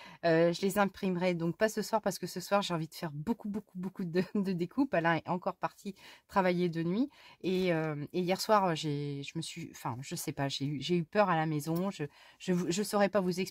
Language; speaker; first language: French; native; French